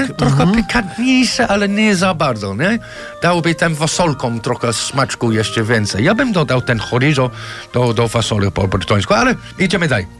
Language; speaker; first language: Polish; non-native, fluent; English